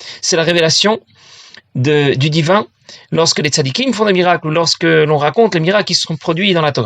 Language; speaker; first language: French; native; French